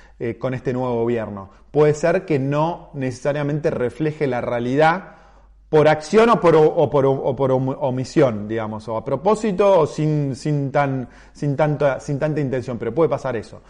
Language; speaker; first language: Spanish; native; Spanish